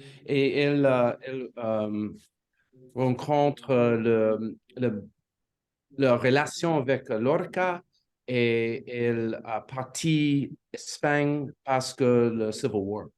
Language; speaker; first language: French; non-native, learner; English